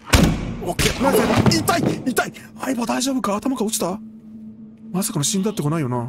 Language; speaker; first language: Japanese; native; Japanese